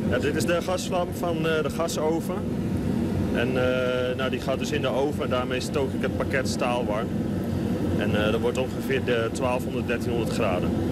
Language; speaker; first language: Dutch; native; Dutch